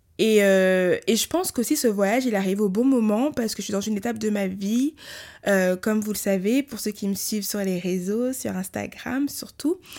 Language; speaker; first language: French; early bilingual, other home language; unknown